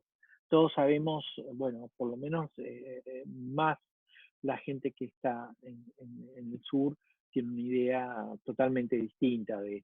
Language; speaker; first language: Spanish; native; Spanish